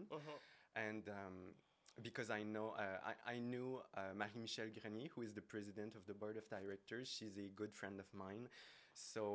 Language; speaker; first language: English; native; English